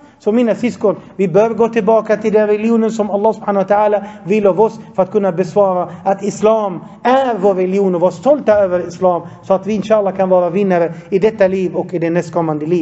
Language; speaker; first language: Swedish; non-native, fluent; Arabic